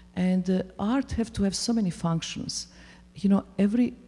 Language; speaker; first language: English; non-native, fluent; Serbian